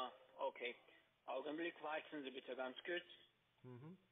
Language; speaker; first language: German; non-native, learner; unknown